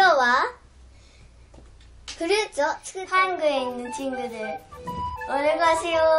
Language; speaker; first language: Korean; early bilingual, heritage; Korean